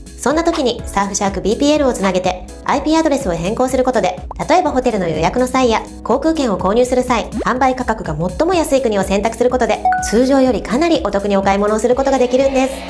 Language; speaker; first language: Japanese; native; Japanese